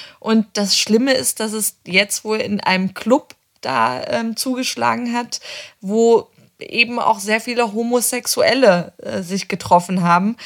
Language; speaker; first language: German; native; German